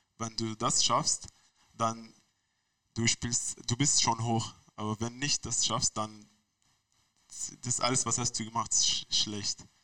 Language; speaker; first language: German; non-native, learner; Arabic